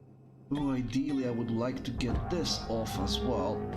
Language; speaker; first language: English; native; English